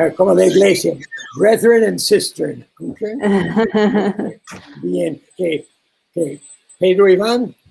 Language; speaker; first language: Spanish; non-native, learner; English